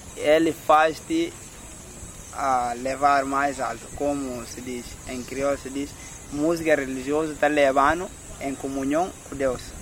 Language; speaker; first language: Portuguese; non-native, local second language; Upper Guinea Crioulo